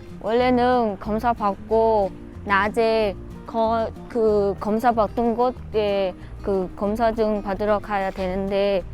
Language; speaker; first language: Korean; non-native, learner; Vietnamese